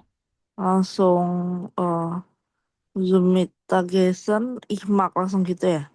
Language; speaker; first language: German; non-native, learner; Indonesian